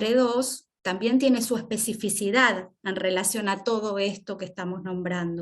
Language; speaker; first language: Spanish; native; Spanish